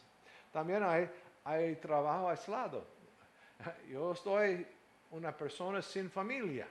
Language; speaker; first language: Spanish; non-native, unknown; English